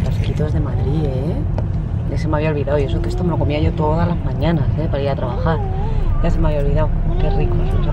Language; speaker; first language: Spanish; native; Spanish